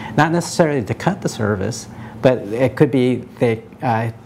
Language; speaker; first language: English; native; English